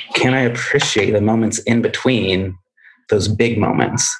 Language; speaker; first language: English; native; English